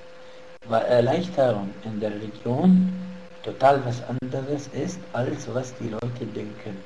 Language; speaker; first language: German; non-native, fluent; Arabic